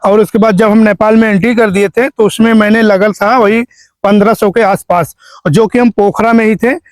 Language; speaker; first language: Hindi; native; Hindi